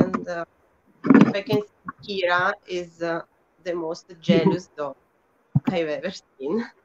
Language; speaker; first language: English; non-native, fluent; Italian